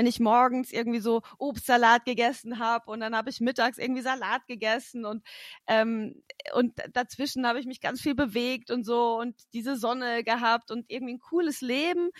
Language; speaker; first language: German; native; German